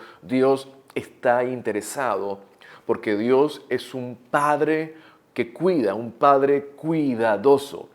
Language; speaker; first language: Spanish; native; Spanish